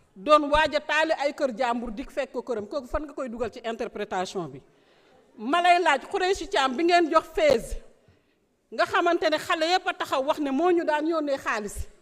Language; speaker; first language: Wolof; non-native, local second language; Serer